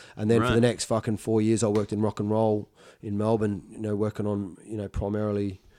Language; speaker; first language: English; native; English